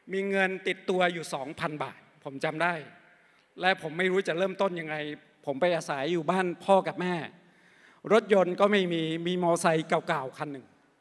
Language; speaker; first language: Thai; non-native, local second language; Akha